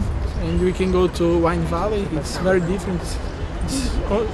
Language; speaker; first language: English; non-native, learner; Portuguese